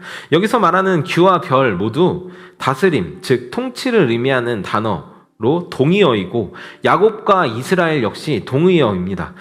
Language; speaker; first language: Korean; native; Korean